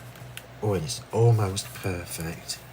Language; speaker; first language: English; native; English